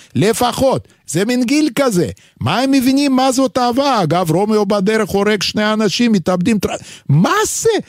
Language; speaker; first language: Hebrew; non-native, fluent; Yiddish